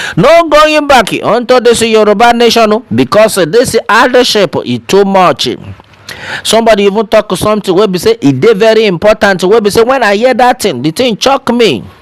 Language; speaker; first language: Nigerian Pidgin; non-native, local second language; Yoruba